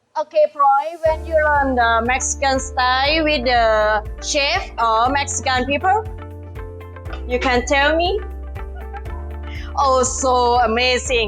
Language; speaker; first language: English; non-native, learner; Thai